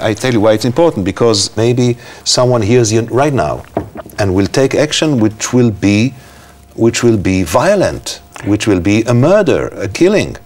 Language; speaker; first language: English; non-native, fluent; Hebrew